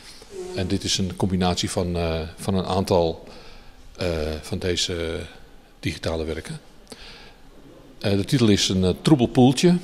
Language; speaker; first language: Dutch; native; Dutch